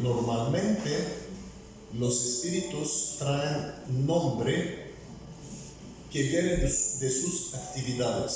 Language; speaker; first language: Spanish; non-native, fluent; Bulgarian